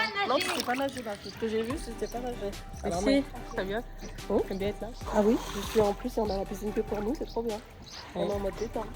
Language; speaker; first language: French; native; French